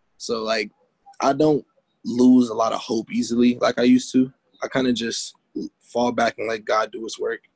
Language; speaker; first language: English; native; English